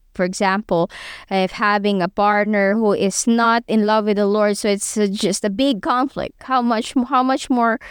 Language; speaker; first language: English; non-native, local second language; Hiligaynon